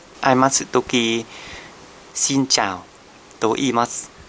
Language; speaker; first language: Japanese; non-native, learner; Vietnamese